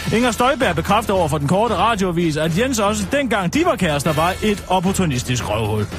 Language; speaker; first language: Danish; native; Danish